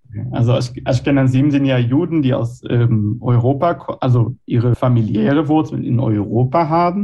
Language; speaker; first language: German; non-native, fluent; Hebrew